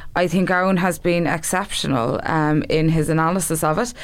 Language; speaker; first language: English; native; English